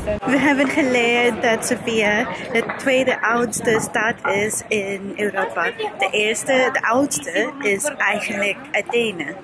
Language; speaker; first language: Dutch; non-native, learner; English